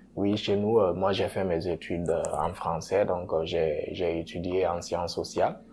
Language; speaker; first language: French; non-native, local second language; Susu